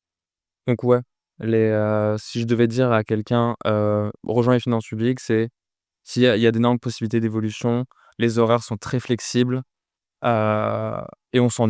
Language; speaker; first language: French; native; French